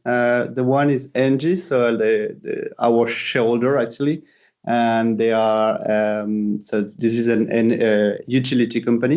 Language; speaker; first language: English; non-native, fluent; French